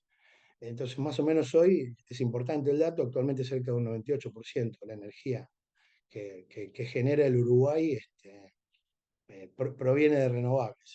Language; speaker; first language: Spanish; native; Spanish